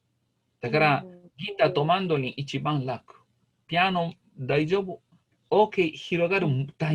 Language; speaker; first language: Japanese; non-native, learner; Italian